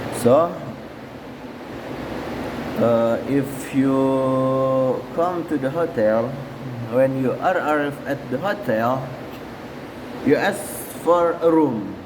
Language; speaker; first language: English; non-native, learner; Indonesian